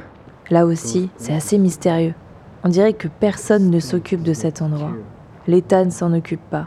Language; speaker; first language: French; native; French